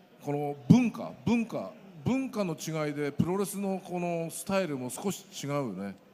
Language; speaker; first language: Japanese; native; Japanese